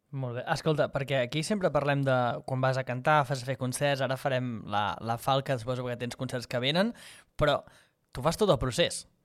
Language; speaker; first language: Catalan; native; Catalan